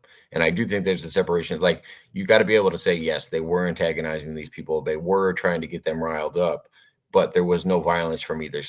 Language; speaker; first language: English; native; English